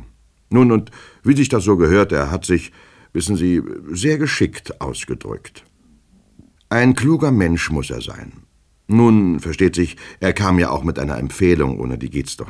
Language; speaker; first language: German; native; German